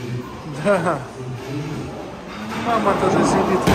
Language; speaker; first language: Russian; native; Russian